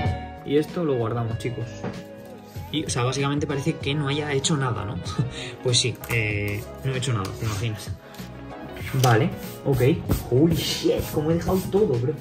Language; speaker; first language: Spanish; native; Spanish